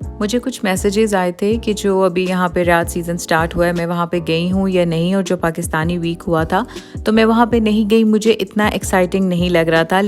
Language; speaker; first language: Urdu; native; Urdu